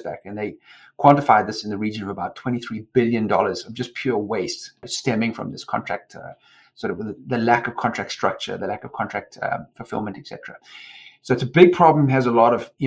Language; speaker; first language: English; native; English